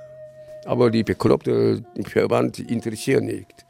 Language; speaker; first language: German; non-native, learner; Korean